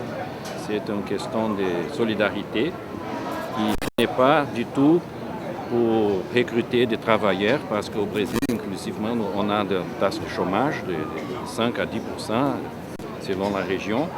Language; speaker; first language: French; non-native, fluent; Portuguese